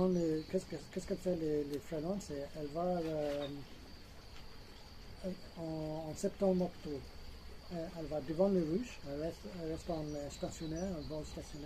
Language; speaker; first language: French; non-native, fluent; English